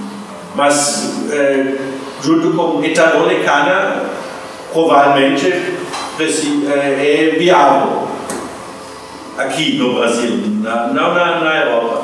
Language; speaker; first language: Portuguese; non-native, fluent; German